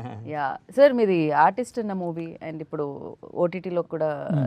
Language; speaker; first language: Telugu; native; Telugu